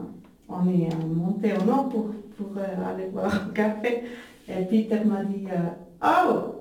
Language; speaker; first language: French; non-native, fluent; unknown